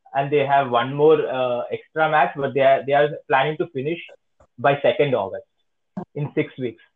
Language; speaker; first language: English; non-native, local second language; Malayalam